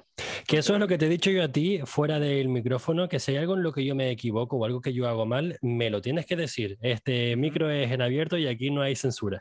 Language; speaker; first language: Spanish; native; Spanish